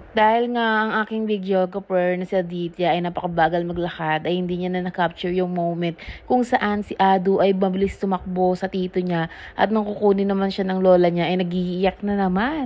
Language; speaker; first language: Filipino; native; Filipino